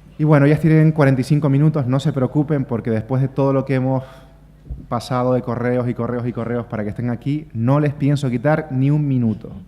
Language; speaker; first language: Spanish; native; Spanish